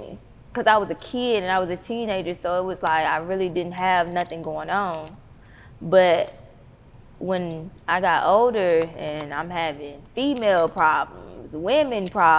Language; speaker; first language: English; native; English